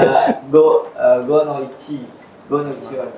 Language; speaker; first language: Japanese; non-native, learner; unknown